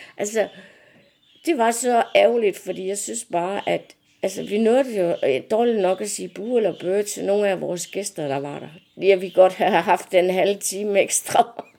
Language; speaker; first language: Danish; native; Danish